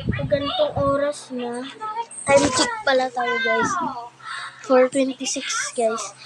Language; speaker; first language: Filipino; non-native, local second language; Waray